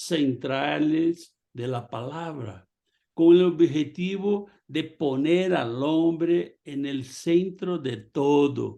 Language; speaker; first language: Spanish; non-native, fluent; Portuguese